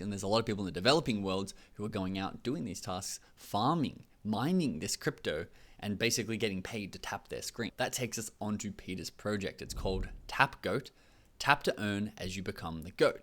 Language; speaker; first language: English; native; English